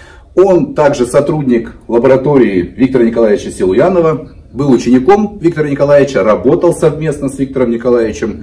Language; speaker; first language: Russian; native; Russian